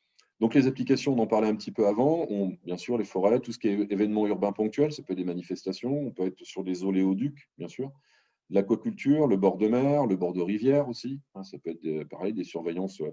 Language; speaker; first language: French; native; French